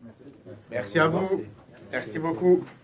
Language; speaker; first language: French; native; French